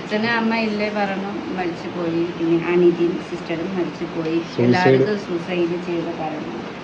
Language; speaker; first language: Malayalam; non-native, fluent; Nepali